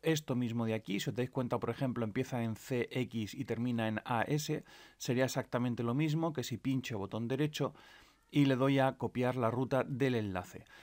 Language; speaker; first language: Spanish; native; Spanish